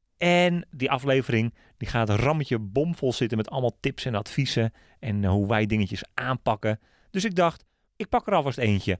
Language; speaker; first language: Dutch; native; Dutch